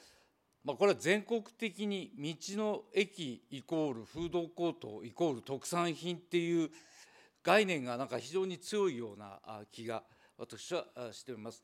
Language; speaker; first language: Japanese; native; Japanese